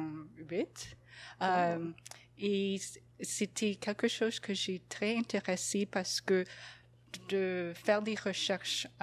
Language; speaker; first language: French; non-native, fluent; English